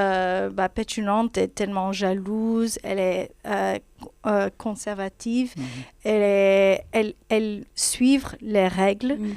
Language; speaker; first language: French; non-native, fluent; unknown